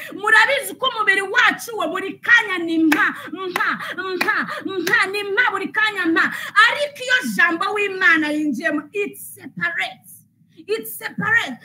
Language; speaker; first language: Kinyarwanda; early bilingual, heritage; Kinyarwanda